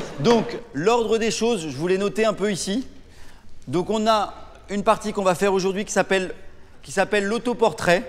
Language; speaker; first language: French; native; French